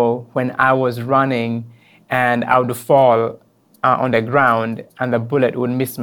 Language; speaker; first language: English; non-native, local second language; Kinyarwanda